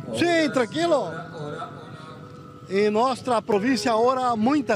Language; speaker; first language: Spanish; non-native, learner; Portuguese